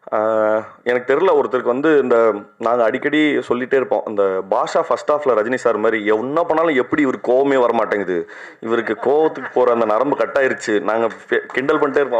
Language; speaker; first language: Tamil; native; Tamil